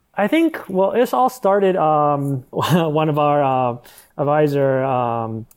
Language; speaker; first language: English; non-native, fluent; Chinese